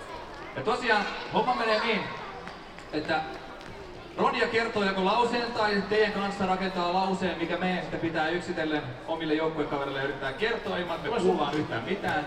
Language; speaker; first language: Finnish; native; Finnish